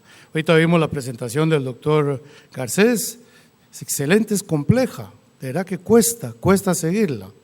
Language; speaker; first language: Spanish; native; Spanish